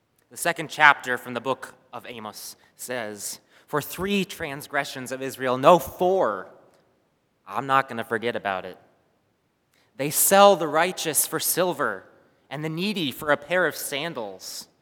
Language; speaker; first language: English; native; English